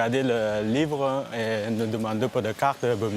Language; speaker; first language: French; non-native, learner; Pashto